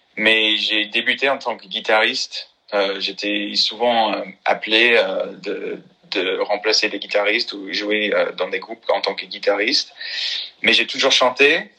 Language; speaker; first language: French; non-native, fluent; English